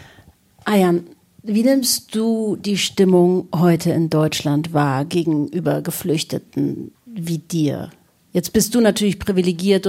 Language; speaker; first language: German; native; German